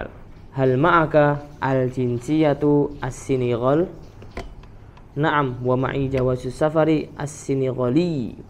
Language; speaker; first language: Arabic; non-native, fluent; Indonesian